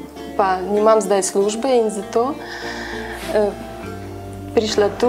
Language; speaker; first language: Slovenian; non-native, learner; Russian